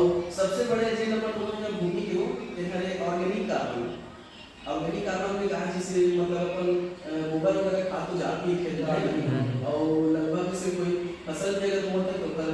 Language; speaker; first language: Hindi; non-native, local second language; Chhattisgarhi